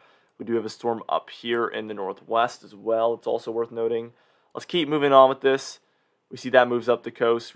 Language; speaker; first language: English; native; English